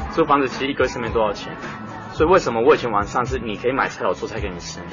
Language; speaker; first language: Chinese; native; Chinese